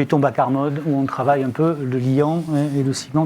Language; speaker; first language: French; native; French